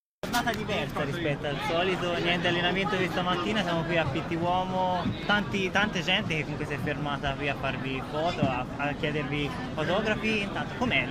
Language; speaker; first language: Italian; native; Italian